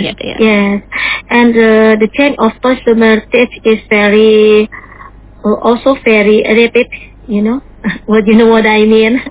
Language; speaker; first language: English; non-native, learner; Indonesian